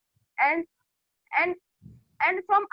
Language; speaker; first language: English; non-native, learner; Hindi